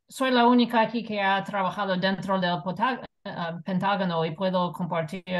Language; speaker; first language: Spanish; non-native, fluent; English